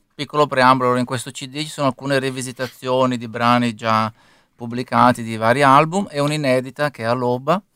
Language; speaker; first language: Italian; native; Italian